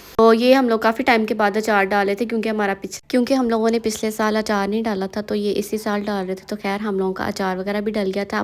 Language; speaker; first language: Urdu; non-native, local second language; Punjabi